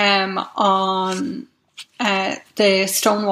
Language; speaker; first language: English; native; English